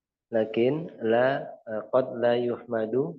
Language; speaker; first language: Arabic; non-native, fluent; Indonesian